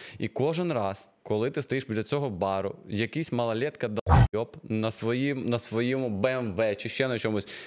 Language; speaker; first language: Ukrainian; non-native, local second language; Russian